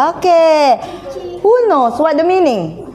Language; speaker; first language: English; non-native, learner; Indonesian